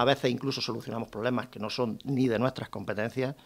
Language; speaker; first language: Spanish; native; Spanish